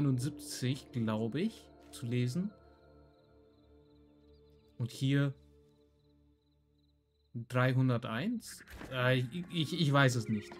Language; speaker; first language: German; native; German